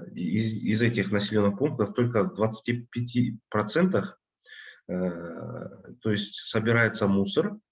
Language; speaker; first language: Russian; non-native, local second language; Kazakh